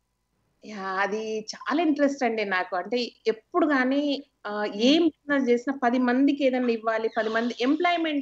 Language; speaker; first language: Telugu; native; Telugu